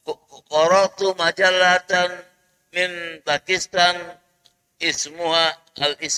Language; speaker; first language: Arabic; non-native, learner; Indonesian